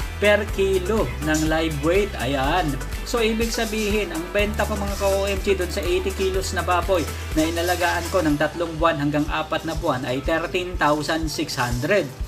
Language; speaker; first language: Filipino; non-native, local second language; Bikol